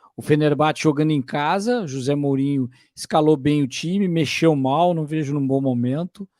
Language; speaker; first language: Portuguese; native; Portuguese